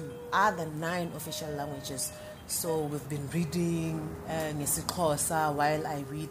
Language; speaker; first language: English; non-native, local second language; Zulu